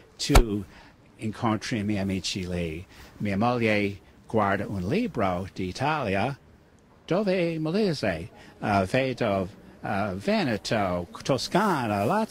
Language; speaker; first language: Italian; early bilingual, heritage; English